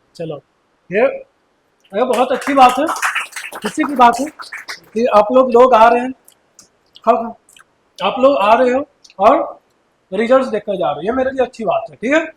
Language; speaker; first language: Hindi; native; Hindi